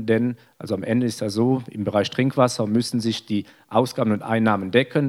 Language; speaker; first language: German; native; German